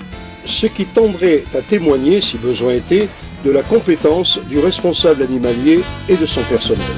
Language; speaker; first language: French; native; French